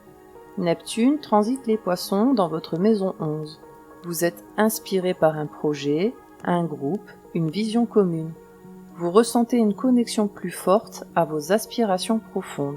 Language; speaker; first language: French; native; French